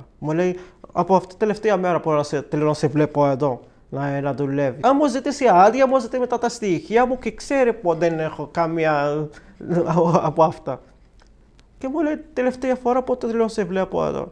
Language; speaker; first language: Greek; non-native, fluent; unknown